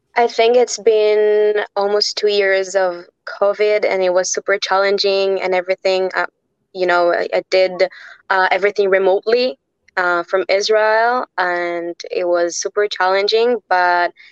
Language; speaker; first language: English; non-native, fluent; Hebrew